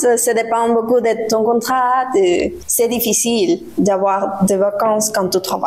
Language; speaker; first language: French; non-native, learner; Spanish